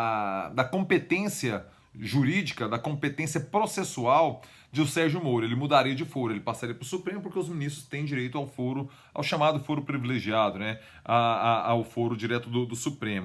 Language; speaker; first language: Portuguese; native; Portuguese